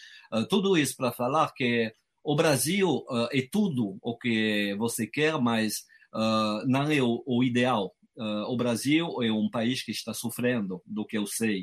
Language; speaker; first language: Portuguese; non-native, fluent; French